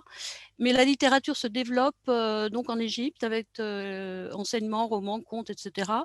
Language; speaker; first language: French; native; French